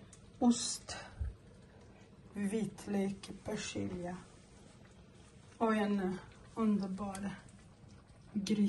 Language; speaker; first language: Swedish; non-native, learner; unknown